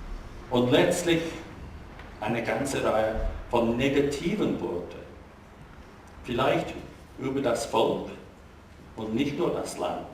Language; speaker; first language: German; non-native, fluent; English